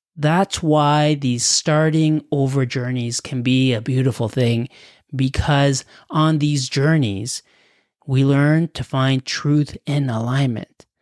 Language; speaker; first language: English; early bilingual, other home language; Spanish